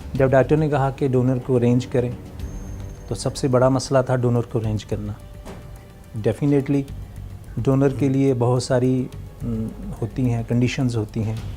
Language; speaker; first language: Urdu; non-native, local second language; Punjabi